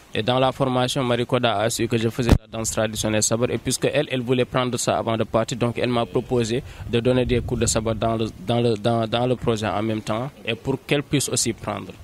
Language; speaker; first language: French; non-native, local second language; Wolof